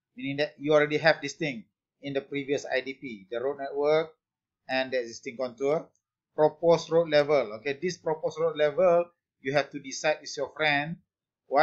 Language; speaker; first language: English; non-native, local second language; Malay